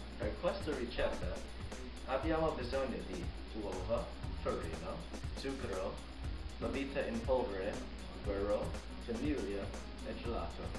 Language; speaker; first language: Italian; non-native, learner; English